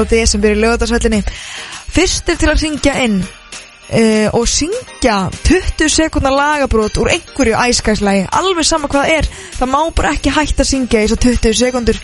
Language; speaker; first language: Icelandic; native; Icelandic